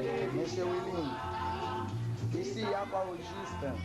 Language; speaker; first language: French; non-native, local second language; Swahili